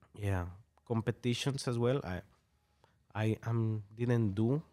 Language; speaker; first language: English; non-native, fluent; Spanish